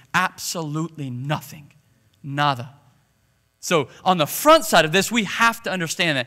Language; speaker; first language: English; native; English